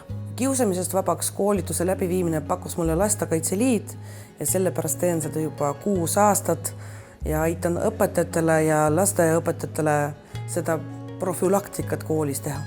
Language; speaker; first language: Estonian; non-native, local second language; Russian